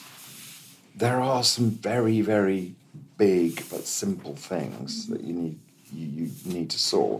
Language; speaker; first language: English; native; English